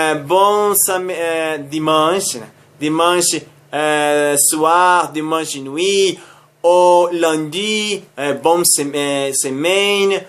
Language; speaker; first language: French; non-native, learner; Spanish